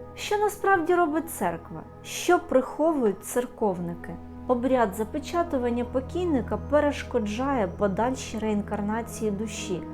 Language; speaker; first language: Ukrainian; native; Ukrainian